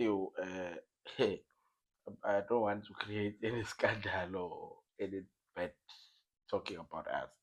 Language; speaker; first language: English; non-native, local second language; Zulu